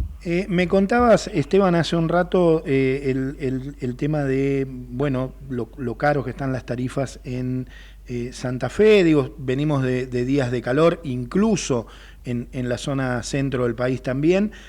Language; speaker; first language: Spanish; native; Spanish